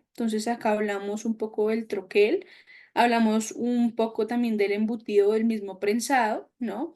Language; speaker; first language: Spanish; native; Spanish